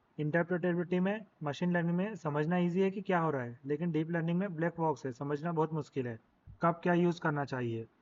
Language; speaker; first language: Hindi; native; Hindi